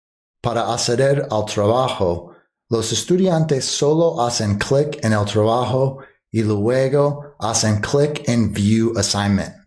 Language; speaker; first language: Spanish; non-native, fluent; English